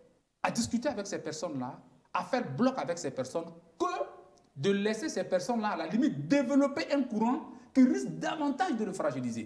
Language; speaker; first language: French; native; French